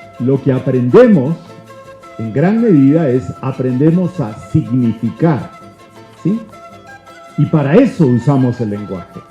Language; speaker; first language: Spanish; native; Spanish